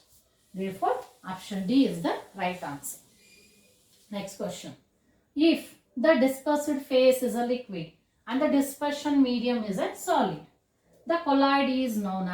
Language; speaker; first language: English; non-native, local second language; Kannada